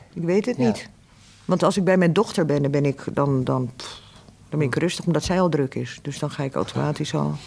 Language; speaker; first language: Dutch; early bilingual, other home language; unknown